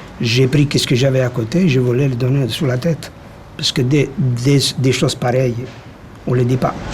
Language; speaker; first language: French; non-native, fluent; Italian